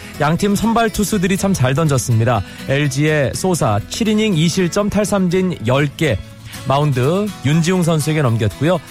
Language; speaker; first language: Korean; native; Korean